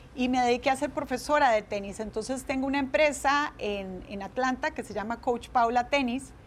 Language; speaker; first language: Spanish; native; Spanish